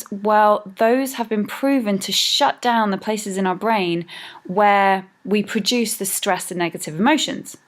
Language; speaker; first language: English; native; English